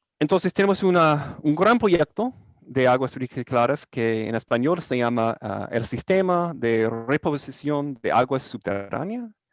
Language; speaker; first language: Spanish; non-native, learner; English